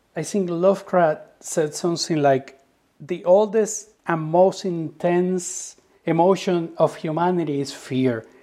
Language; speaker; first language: English; non-native, fluent; Spanish